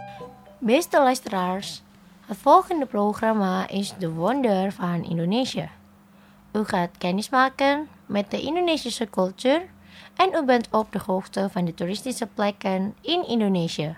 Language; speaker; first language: Dutch; non-native, fluent; Indonesian